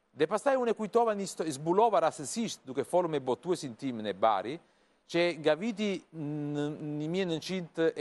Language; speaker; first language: Albanian; non-native, learner; Italian